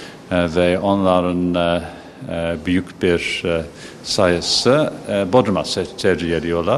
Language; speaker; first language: Turkish; non-native, fluent; English